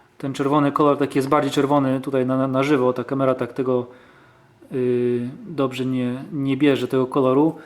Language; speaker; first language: Polish; early bilingual, heritage; Polish